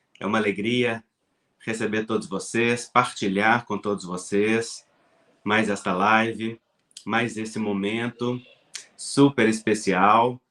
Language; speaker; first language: Portuguese; native; Portuguese